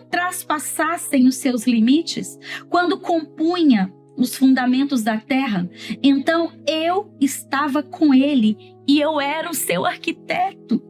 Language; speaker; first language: Portuguese; native; Portuguese